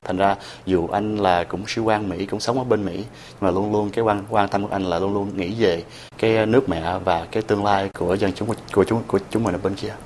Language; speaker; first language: Vietnamese; early bilingual, heritage; Vietnamese